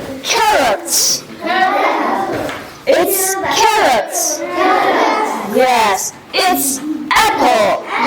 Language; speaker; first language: English; non-native, learner; Mongolian